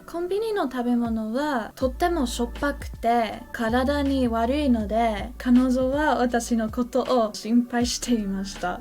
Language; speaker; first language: Japanese; non-native, fluent; English